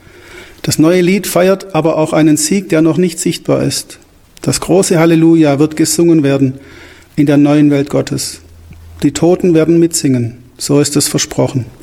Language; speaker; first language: German; native; German